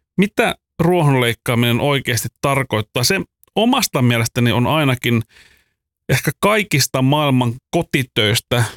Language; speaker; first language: Finnish; native; Finnish